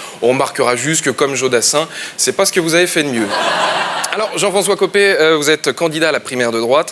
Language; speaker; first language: French; native; French